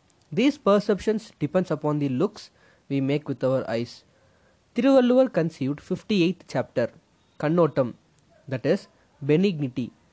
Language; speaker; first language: English; non-native, local second language; Tamil